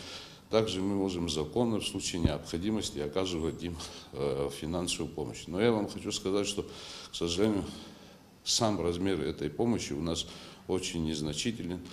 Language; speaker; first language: Russian; non-native, local second language; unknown